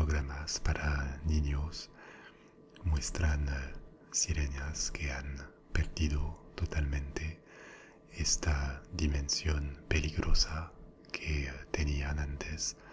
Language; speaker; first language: Spanish; non-native, fluent; French